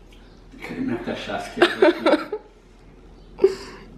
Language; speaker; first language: German; non-native, fluent; English